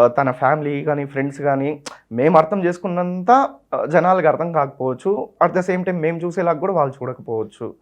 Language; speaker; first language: Telugu; non-native, local second language; Tamil